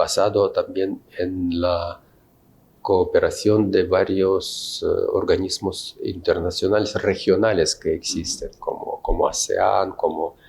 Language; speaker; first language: Spanish; non-native, fluent; Russian